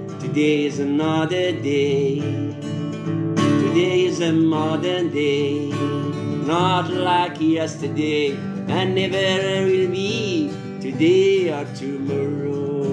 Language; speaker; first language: English; non-native, learner; Arabic